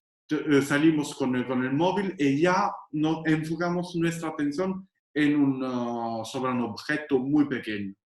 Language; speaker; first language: Spanish; non-native, fluent; Italian